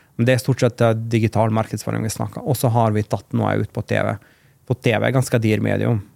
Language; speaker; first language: Norwegian; non-native, fluent; Macedonian